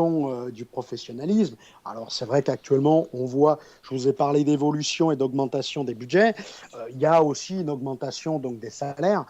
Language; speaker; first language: French; native; French